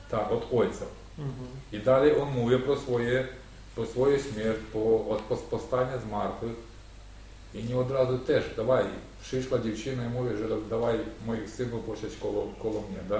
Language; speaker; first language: Polish; non-native, learner; Russian